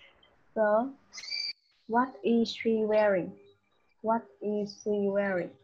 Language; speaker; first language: English; non-native, fluent; Vietnamese